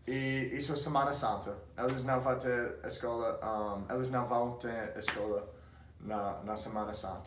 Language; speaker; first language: Portuguese; non-native, fluent; English